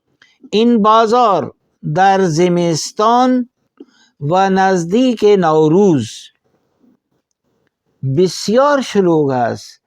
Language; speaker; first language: Persian; non-native, fluent; Urdu